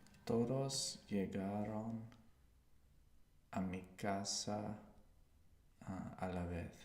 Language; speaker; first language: Spanish; non-native, learner; English